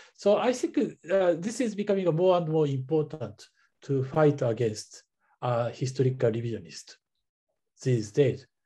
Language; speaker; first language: English; non-native, fluent; Japanese